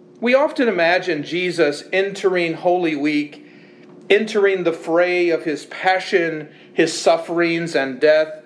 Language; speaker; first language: English; native; English